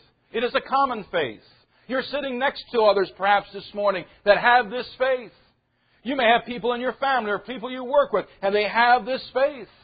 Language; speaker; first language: English; native; English